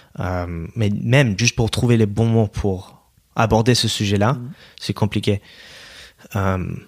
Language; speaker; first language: French; non-native, fluent; English